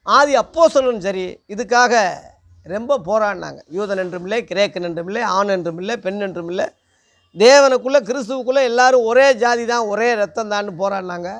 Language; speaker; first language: Tamil; non-native, local second language; Telugu